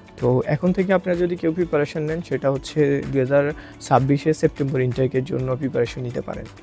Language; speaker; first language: Bangla; native; Bangla